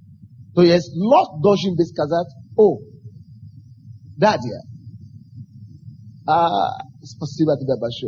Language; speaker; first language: Russian; non-native, fluent; Yoruba